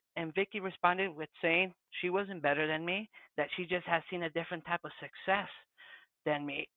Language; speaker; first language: English; early bilingual, other home language; Spanish